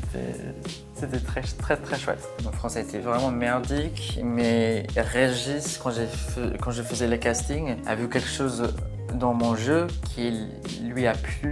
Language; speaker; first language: French; non-native, fluent; English